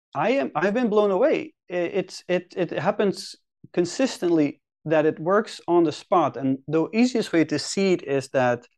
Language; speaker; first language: English; non-native, fluent; Dutch